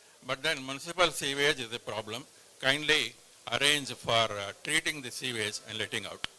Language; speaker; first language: English; non-native, local second language; Tamil